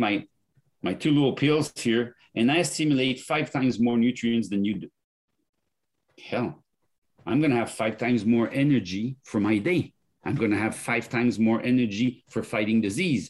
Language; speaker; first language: English; non-native, fluent; French